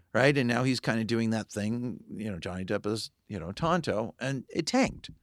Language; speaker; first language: English; native; English